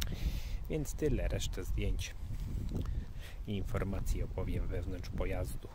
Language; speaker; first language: Polish; native; Polish